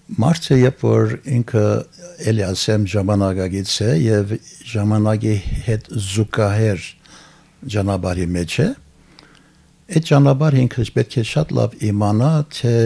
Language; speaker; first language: Armenian; early bilingual, heritage; Armenian